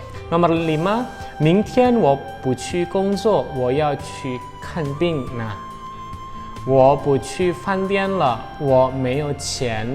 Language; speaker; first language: Chinese; non-native, fluent; Indonesian